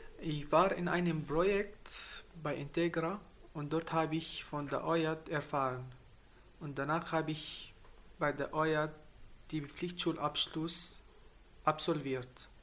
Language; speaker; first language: German; non-native, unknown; Arabic